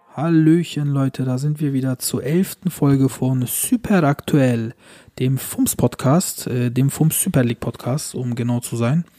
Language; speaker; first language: German; early bilingual, other home language; Turkish